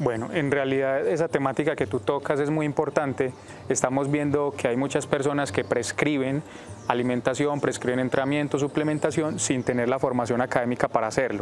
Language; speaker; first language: Spanish; native; Spanish